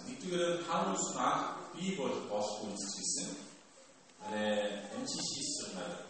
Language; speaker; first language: Mongolian; non-native, fluent; Korean